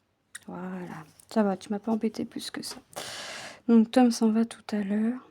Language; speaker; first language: French; native; French